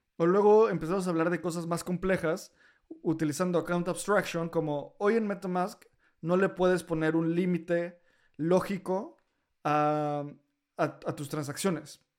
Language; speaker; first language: Spanish; native; Spanish